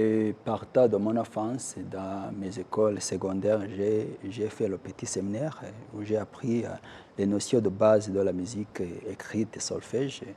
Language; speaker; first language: French; non-native, local second language; Kinyarwanda